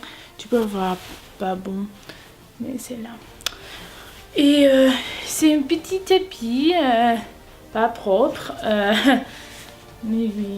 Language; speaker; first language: French; non-native, learner; English